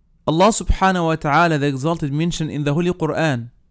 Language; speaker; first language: English; non-native, fluent; Arabic